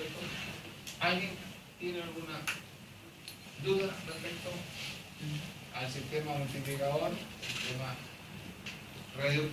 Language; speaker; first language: Spanish; native; Spanish